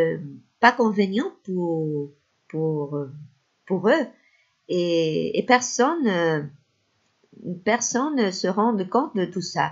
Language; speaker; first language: French; non-native, fluent; Spanish